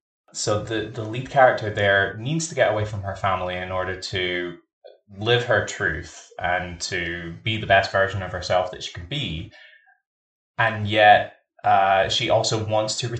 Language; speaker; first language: English; native; English